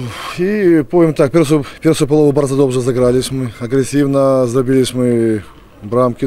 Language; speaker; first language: Polish; non-native, learner; Ukrainian